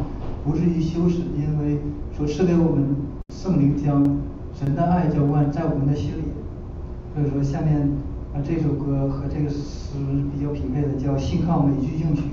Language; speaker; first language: Chinese; native; Chinese